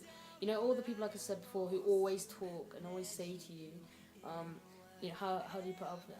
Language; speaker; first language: English; native; English